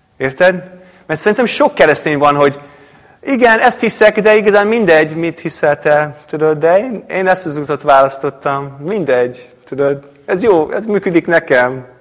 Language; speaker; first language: Hungarian; non-native, fluent; English